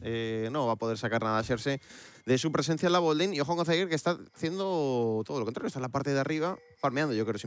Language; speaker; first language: Spanish; native; Spanish